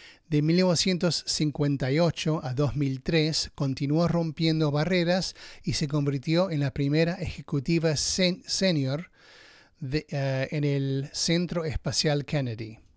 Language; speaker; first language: Spanish; native; Spanish